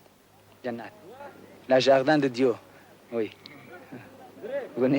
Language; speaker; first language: French; non-native, learner; Persian